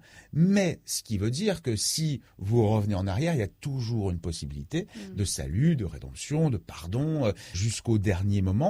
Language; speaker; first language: French; native; French